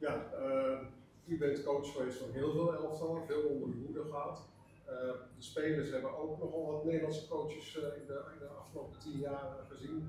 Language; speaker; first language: Dutch; non-native, local second language; Papiamento